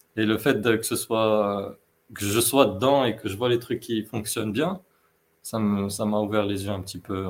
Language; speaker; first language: French; non-native, local second language; Arabic